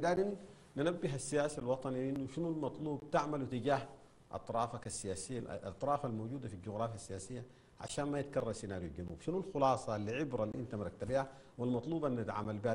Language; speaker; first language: Arabic; native; Arabic